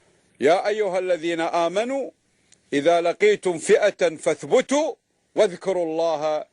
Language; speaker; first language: Arabic; native; Arabic